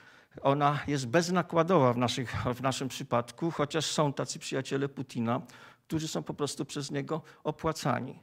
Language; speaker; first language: Polish; native; Polish